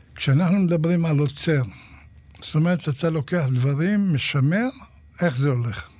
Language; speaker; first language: Hebrew; native; Hebrew